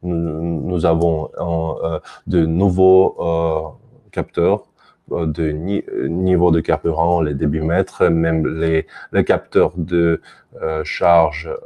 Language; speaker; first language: French; non-native, fluent; Russian